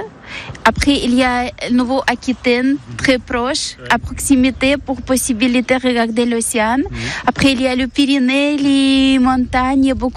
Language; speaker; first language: French; non-native, learner; Ukrainian